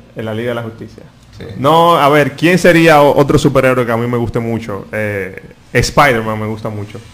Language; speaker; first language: Spanish; native; Spanish